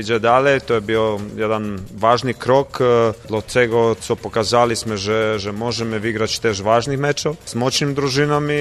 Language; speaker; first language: Polish; non-native, learner; Croatian